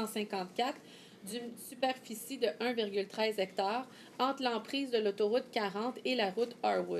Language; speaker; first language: French; native; French